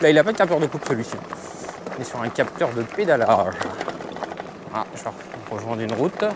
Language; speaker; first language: French; native; French